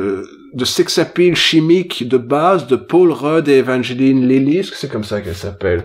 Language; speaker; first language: French; native; French